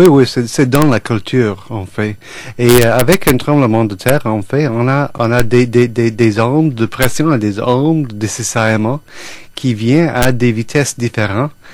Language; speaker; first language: French; non-native, fluent; English